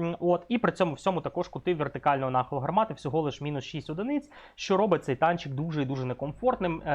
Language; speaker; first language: Ukrainian; non-native, local second language; Russian